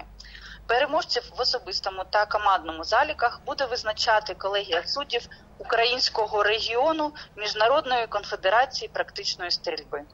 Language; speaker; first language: Ukrainian; native; Ukrainian